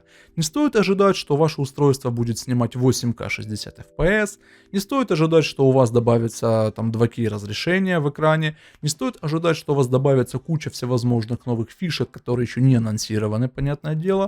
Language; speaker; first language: Russian; native; Russian